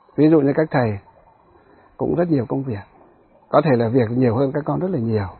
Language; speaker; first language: Vietnamese; non-native, local second language; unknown